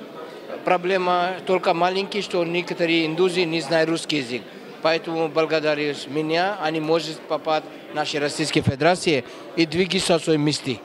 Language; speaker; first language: Russian; non-native, learner; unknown